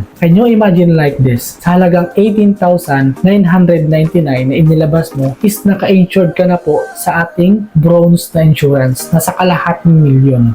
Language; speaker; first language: Filipino; non-native, local second language; Cebuano